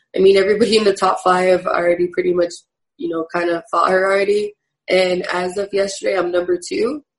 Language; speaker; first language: English; native; English